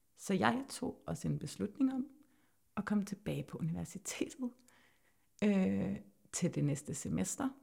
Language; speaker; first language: Danish; native; Danish